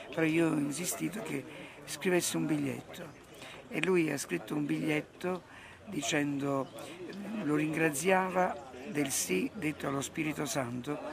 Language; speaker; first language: Italian; native; Italian